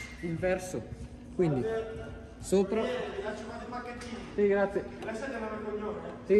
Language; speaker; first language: Italian; non-native, learner; Spanish